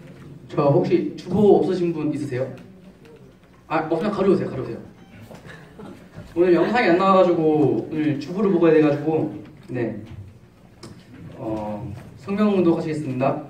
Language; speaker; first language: Korean; native; Korean